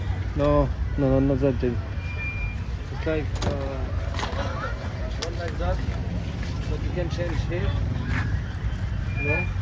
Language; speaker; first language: English; non-native, learner; French